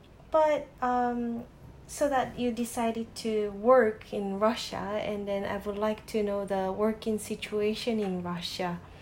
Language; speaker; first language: English; non-native, fluent; Japanese